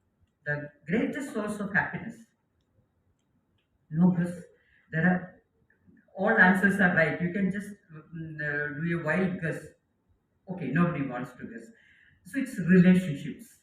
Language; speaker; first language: English; non-native, local second language; Malayalam